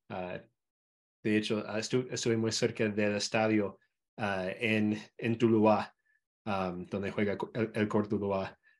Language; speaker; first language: Spanish; non-native, fluent; English